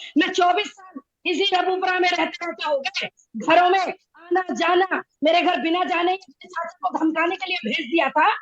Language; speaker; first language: Hindi; native; Hindi